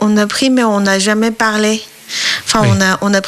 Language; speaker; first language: French; non-native, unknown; Chinese